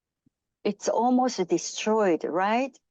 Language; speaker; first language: English; non-native, fluent; Japanese